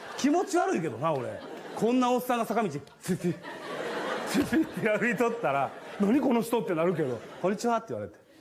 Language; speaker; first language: Japanese; native; Japanese